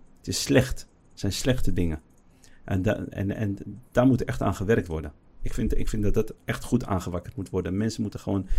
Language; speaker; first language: Dutch; early bilingual, other home language; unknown